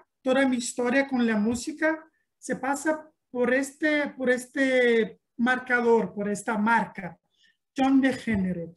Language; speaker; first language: Spanish; non-native, learner; Portuguese